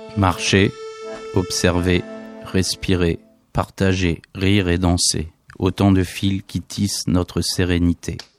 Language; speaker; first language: French; native; French